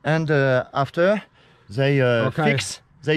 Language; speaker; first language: English; non-native, learner; French